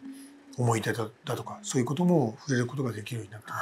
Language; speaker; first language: Japanese; native; Japanese